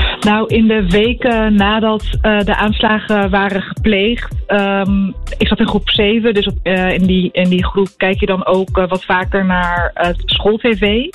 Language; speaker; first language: Dutch; early bilingual, other home language; Arabic